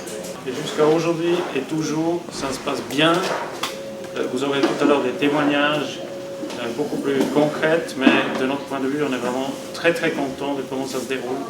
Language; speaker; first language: French; native; French